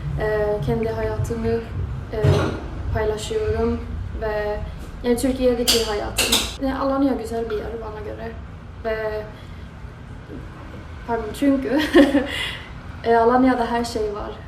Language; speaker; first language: Turkish; non-native, fluent; Swedish